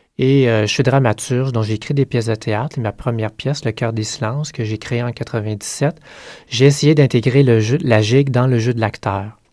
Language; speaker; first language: French; native; French